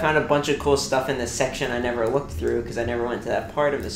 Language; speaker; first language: English; native; English